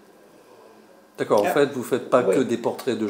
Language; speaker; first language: French; native; French